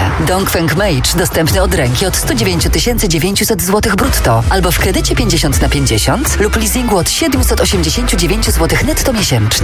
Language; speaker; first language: Polish; native; Polish